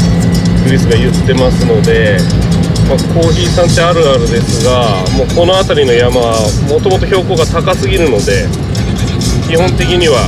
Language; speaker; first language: Japanese; native; Japanese